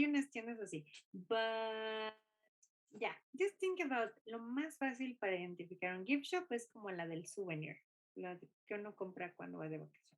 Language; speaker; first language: Spanish; non-native, fluent; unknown